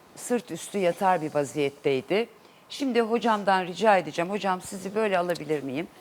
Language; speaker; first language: Turkish; native; Turkish